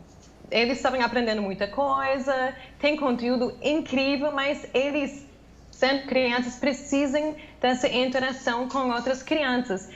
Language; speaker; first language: Portuguese; non-native, fluent; English